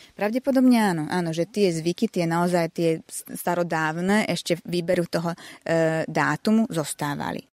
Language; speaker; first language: Slovak; non-native, local second language; Hungarian